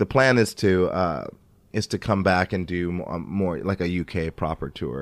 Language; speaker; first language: English; native; English